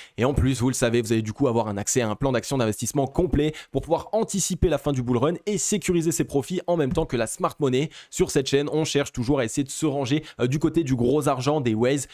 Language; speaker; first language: French; native; French